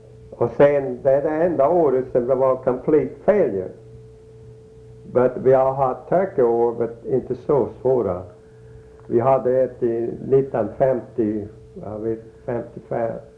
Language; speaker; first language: Swedish; early bilingual, heritage; Swedish